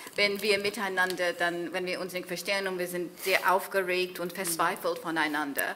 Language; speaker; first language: German; non-native, fluent; English